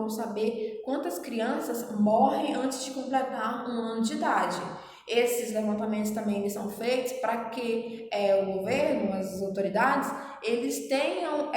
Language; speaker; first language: Portuguese; native; Portuguese